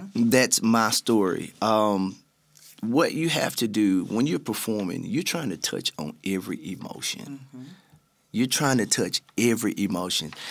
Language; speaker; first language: English; native; English